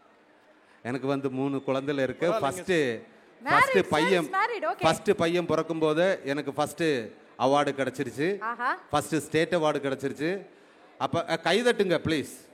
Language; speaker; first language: Tamil; non-native, local second language; Malayalam